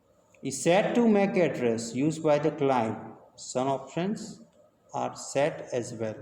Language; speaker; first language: English; non-native, local second language; Gujarati